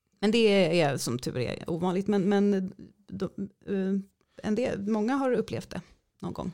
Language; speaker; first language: Swedish; native; Swedish